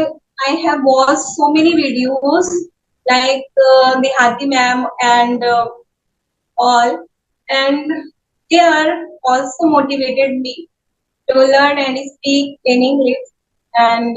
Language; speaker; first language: English; non-native, learner; Hindi